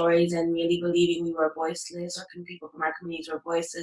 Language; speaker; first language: English; native; English